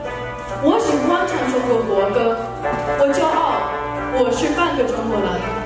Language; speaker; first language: Chinese; early bilingual, heritage; Chinese